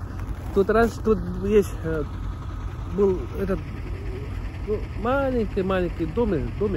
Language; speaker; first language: Russian; native; Russian